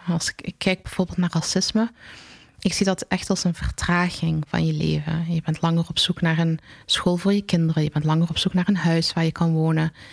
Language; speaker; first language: Dutch; early bilingual, other home language; Arabic